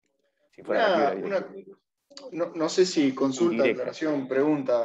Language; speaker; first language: Spanish; native; Spanish